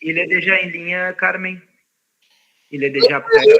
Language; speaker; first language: French; non-native, fluent; Portuguese